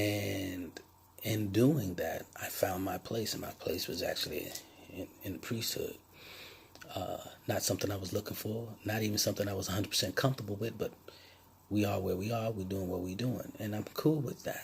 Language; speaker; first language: English; native; English